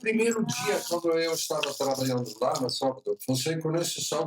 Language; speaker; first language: Portuguese; non-native, fluent; Dutch